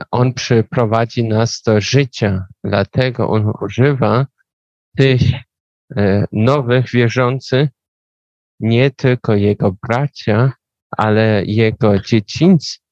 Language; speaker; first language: Polish; non-native, learner; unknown